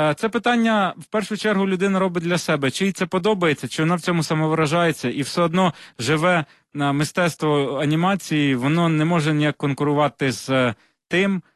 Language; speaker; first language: Ukrainian; non-native, local second language; Russian